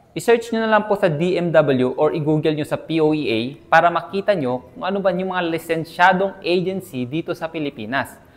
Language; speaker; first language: Filipino; native; Filipino